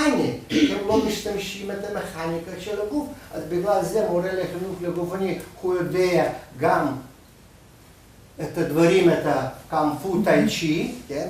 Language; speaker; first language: Hebrew; non-native, fluent; Russian